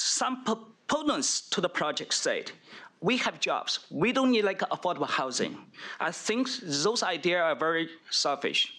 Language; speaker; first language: English; non-native, fluent; Chinese